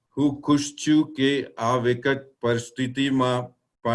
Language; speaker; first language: Gujarati; non-native, learner; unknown